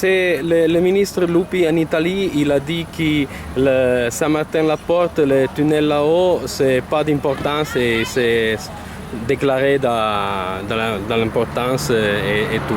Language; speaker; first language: French; non-native, learner; Italian